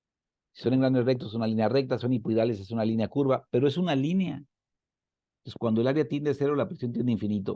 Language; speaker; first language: Spanish; native; Spanish